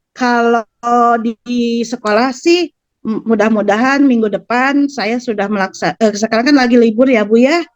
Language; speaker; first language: Indonesian; non-native, local second language; Sundanese